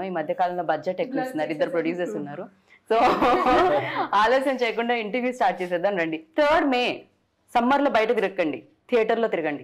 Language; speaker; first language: Telugu; native; Telugu